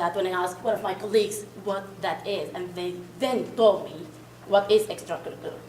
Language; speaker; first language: English; non-native, fluent; Arabic